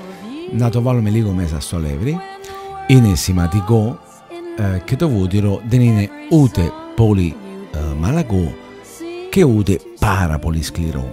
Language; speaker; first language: Greek; non-native, learner; Italian